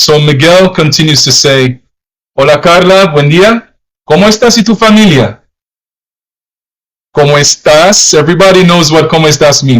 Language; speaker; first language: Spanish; non-native, learner; English